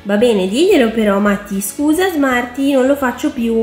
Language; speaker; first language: Italian; native; Italian